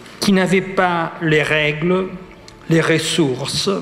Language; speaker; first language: French; non-native, fluent; Italian